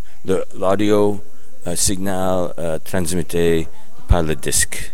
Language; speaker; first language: French; non-native, learner; English